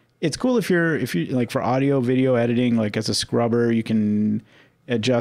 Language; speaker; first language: English; native; English